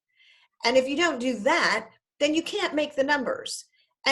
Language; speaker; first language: English; native; English